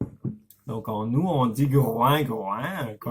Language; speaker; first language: French; native; French